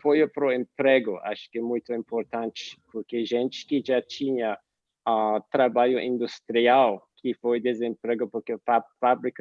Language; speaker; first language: Portuguese; non-native, fluent; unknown